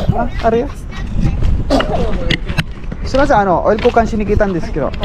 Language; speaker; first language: Japanese; non-native, fluent; Filipino